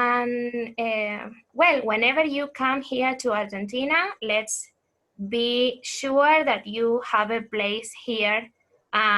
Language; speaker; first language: English; non-native, fluent; Spanish